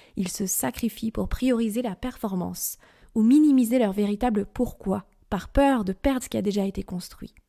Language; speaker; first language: French; native; French